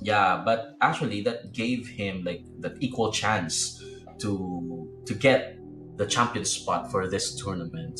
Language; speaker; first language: English; non-native, local second language; Filipino